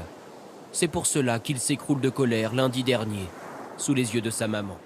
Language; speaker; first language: French; native; French